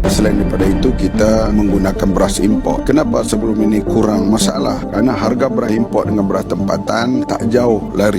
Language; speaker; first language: Malay; native; Malay